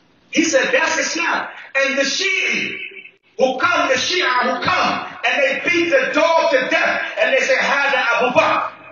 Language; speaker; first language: English; native; English